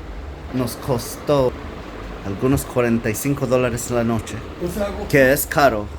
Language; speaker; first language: Spanish; non-native, fluent; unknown